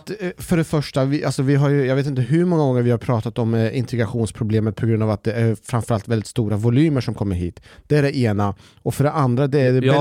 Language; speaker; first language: Swedish; native; Swedish